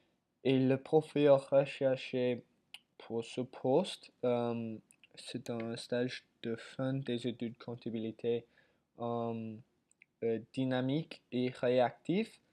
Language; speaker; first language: French; non-native, learner; English